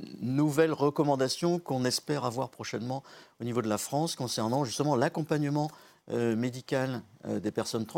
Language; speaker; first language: French; native; French